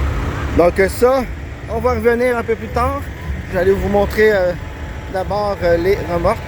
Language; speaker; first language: French; native; French